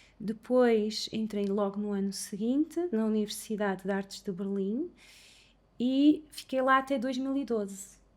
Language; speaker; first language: Portuguese; native; Portuguese